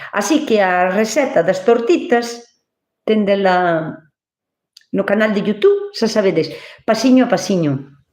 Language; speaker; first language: Galician; native; Galician